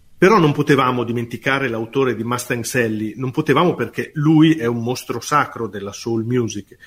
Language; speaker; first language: Italian; native; Italian